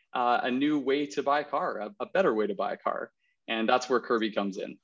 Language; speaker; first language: English; native; English